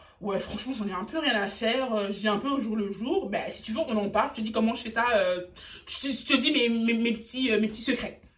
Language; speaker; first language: French; early bilingual, other home language; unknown